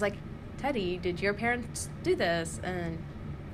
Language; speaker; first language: English; native; English